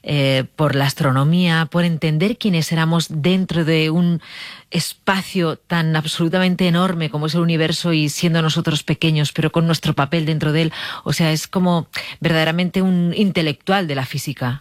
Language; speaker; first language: Spanish; native; Spanish